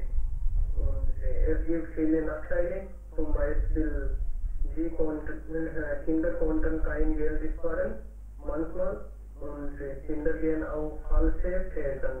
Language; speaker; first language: German; non-native, learner; Hindi